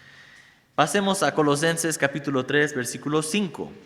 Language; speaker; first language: Spanish; non-native, fluent; English